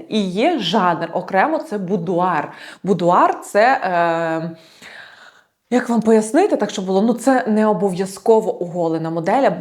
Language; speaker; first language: Ukrainian; non-native, local second language; Russian